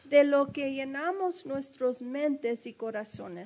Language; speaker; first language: Spanish; early bilingual, heritage; English